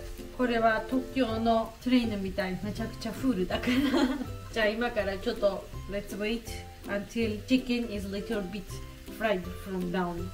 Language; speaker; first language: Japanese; non-native, learner; Georgian